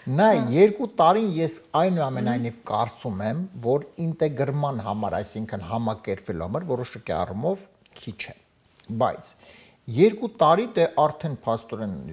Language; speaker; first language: Armenian; native; Armenian